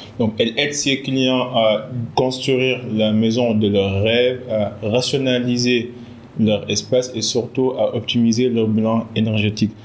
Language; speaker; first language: French; non-native, local second language; Wolof